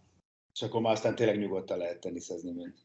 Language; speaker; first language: Hungarian; native; Hungarian